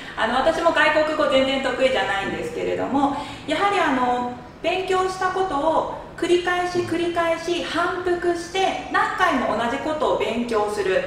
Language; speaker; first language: Japanese; native; Japanese